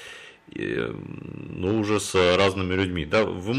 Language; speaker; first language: Russian; native; Russian